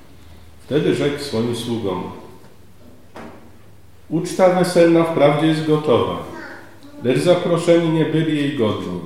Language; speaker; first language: Polish; native; Polish